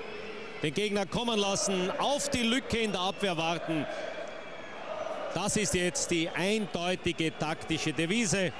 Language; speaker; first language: German; native; German